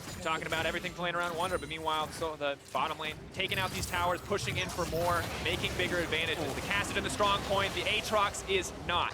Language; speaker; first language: English; native; English